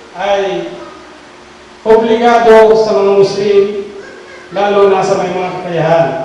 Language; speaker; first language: Filipino; non-native, local second language; Pangasinan